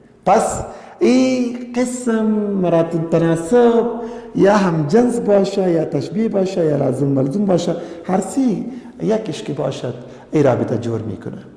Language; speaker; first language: Persian; non-native, local second language; Pashto